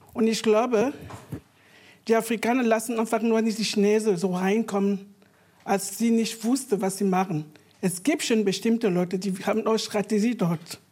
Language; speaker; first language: German; non-native, fluent; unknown